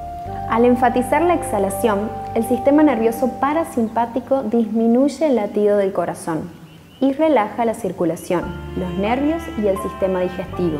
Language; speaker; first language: Spanish; native; Spanish